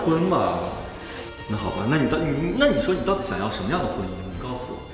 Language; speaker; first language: Chinese; native; Chinese